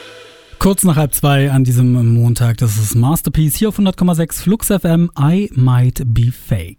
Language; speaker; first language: German; native; German